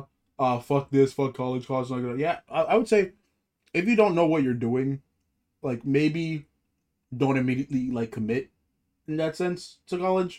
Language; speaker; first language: English; non-native, local second language; Yoruba